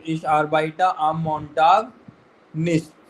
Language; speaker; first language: German; non-native, fluent; Hindi